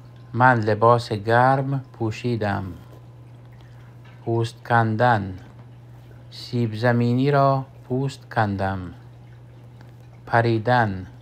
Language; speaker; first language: Persian; non-native, fluent; Urdu